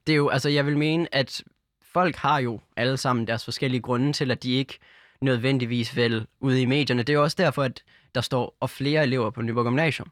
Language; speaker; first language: Danish; native; Danish